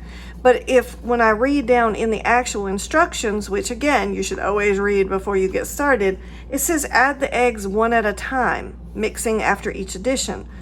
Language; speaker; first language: English; native; English